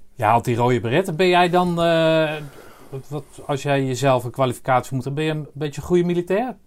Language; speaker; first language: Dutch; early bilingual, other home language; Arabic